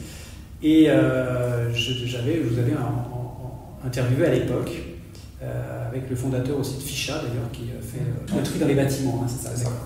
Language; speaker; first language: French; native; French